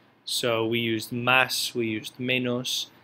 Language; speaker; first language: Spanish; non-native, fluent; English